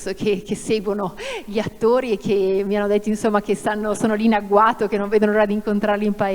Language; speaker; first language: Italian; native; Italian